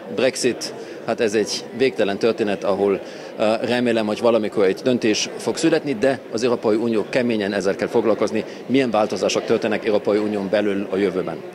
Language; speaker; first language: Hungarian; non-native, fluent; German